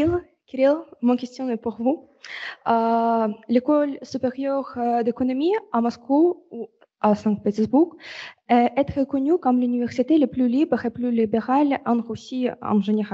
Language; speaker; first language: French; non-native, learner; Russian